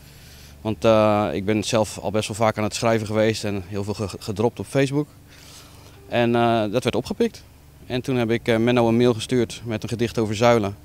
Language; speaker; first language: Dutch; native; Dutch